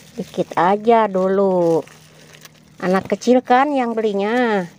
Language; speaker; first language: Indonesian; non-native, local second language; Sundanese